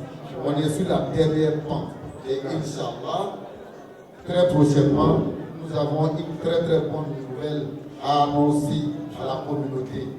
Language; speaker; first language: French; non-native, local second language; Dyula